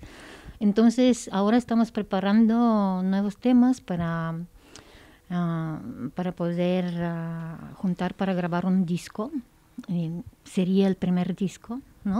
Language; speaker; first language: Spanish; non-native, fluent; Bulgarian